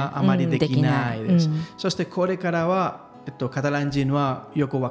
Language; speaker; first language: Japanese; non-native, learner; Catalan